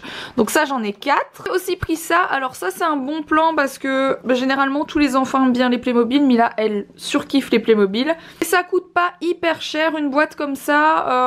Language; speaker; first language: French; native; French